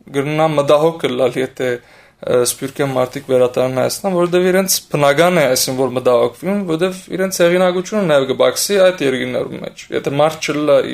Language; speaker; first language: Armenian; early bilingual, heritage; Armenian